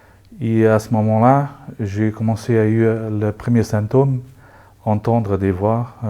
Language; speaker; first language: French; non-native, local second language; Luxembourgish